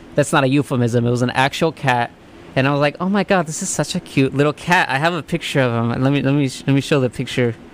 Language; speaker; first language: English; early bilingual, other home language; Spanish